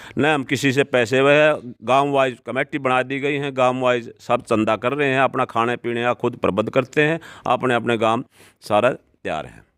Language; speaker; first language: Hindi; native; Hindi